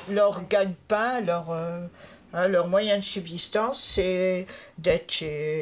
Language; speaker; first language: French; native; French